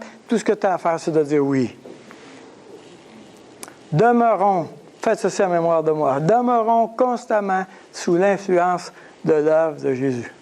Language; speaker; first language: French; native; French